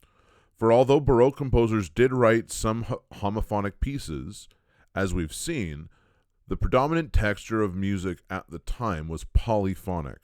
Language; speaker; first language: English; native; English